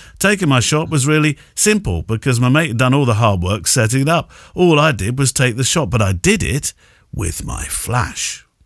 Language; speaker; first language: English; native; English